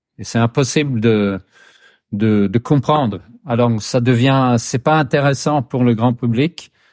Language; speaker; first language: French; non-native, fluent; Swedish